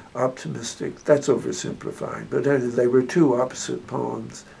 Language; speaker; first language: English; native; English